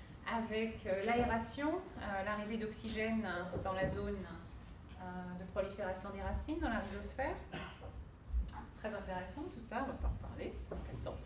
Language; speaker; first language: French; native; French